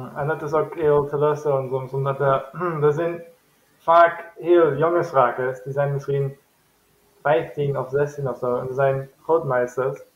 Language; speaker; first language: Dutch; non-native, fluent; German